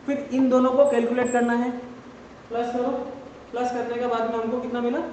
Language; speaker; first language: Hindi; non-native, local second language; Assamese